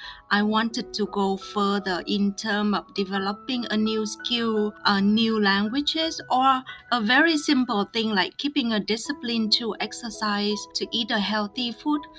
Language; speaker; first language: English; non-native, fluent; Vietnamese